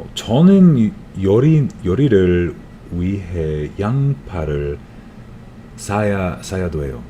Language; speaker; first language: Korean; non-native, learner; English